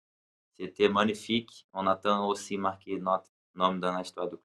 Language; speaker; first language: French; non-native, learner; Portuguese